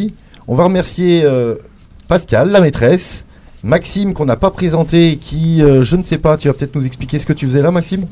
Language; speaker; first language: French; native; French